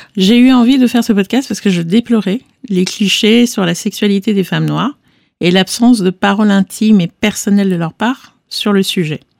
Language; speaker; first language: French; native; French